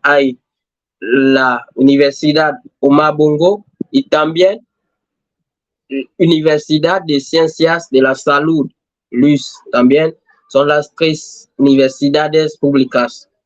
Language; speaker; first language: Spanish; non-native, learner; French